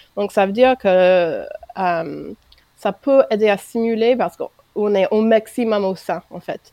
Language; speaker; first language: French; non-native, fluent; English